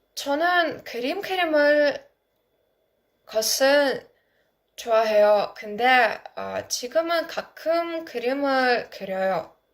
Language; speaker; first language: Korean; non-native, learner; Ukrainian